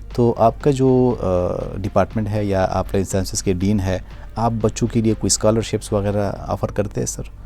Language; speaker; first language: Urdu; non-native, local second language; Pashto